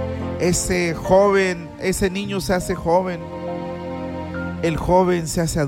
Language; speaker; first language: Spanish; native; Spanish